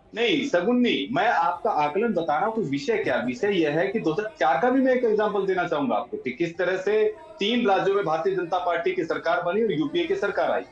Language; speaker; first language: Hindi; native; Hindi